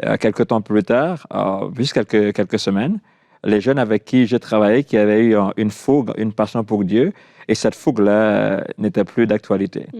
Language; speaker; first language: French; non-native, local second language; Haitian Creole